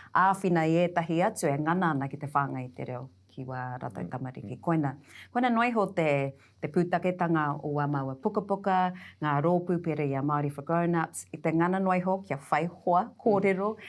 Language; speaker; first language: Māori; non-native, local second language; English